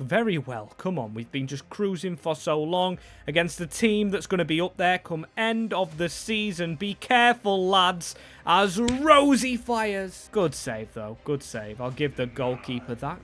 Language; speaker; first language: English; native; English